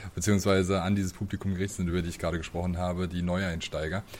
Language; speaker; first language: German; native; German